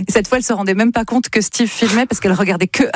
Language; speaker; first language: French; native; French